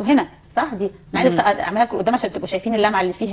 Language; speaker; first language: Arabic; native; Arabic